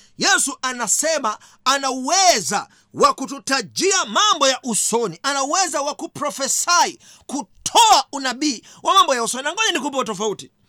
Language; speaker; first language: Swahili; native; Swahili